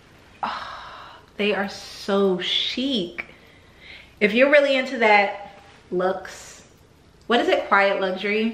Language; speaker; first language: English; native; English